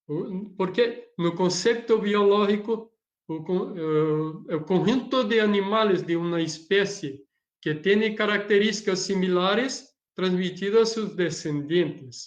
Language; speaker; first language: Spanish; non-native, learner; Portuguese